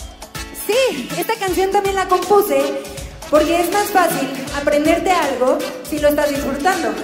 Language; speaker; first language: Spanish; native; Spanish